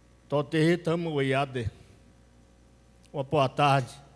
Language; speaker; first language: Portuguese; non-native, local second language; Yanomámi